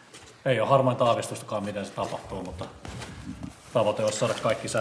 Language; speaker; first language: Finnish; native; Finnish